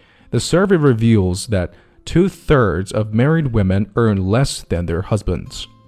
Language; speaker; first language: English; non-native, fluent; Chinese